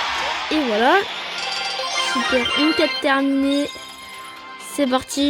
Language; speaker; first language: French; native; French